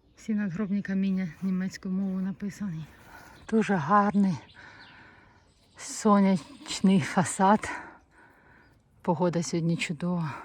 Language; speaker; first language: Ukrainian; native; Ukrainian